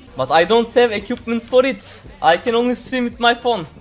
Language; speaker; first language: English; non-native, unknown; Turkish